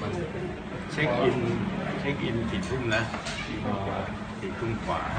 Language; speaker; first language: Thai; native; Thai